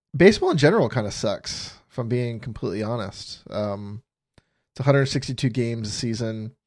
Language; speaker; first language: English; native; English